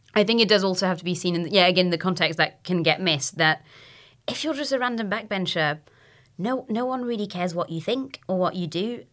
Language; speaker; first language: English; non-native, fluent; French